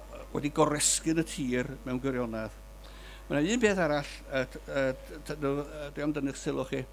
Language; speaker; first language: Welsh; native; Welsh